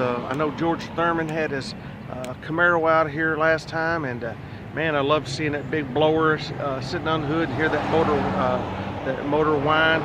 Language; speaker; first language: English; native; English